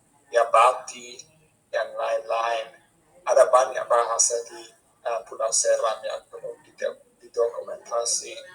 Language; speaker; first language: Indonesian; non-native, fluent; English